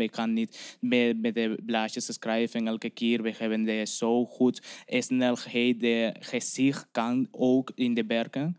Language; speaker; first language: Dutch; non-native, learner; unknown